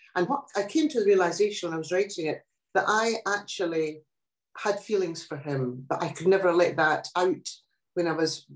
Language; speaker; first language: English; non-native, local second language; Italian